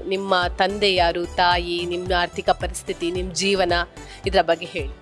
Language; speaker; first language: Kannada; native; Kannada